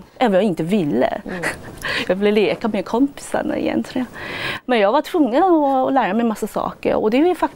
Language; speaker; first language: Swedish; non-native, fluent; Chinese